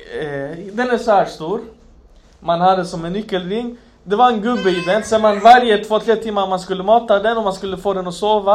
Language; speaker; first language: Swedish; non-native, fluent; Arabic